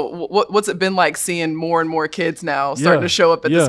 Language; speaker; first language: English; native; English